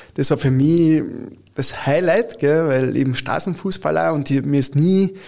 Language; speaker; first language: German; early bilingual, other home language; Italian